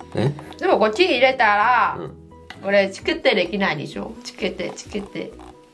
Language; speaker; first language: Japanese; non-native, learner; Vietnamese